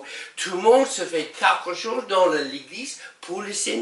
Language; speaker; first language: French; non-native, learner; English